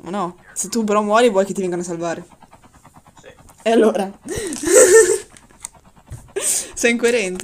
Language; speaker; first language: Italian; native; Italian